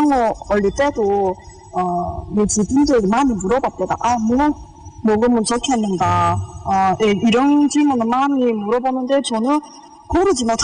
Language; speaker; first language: Korean; early bilingual, heritage; Korean